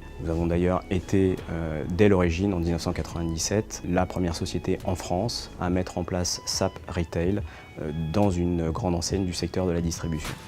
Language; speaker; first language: French; native; French